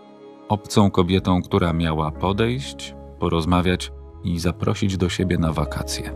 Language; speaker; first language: Polish; native; Polish